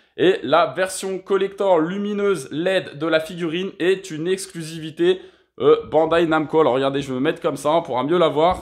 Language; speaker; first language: French; native; French